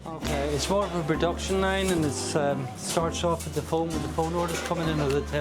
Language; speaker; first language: English; native; English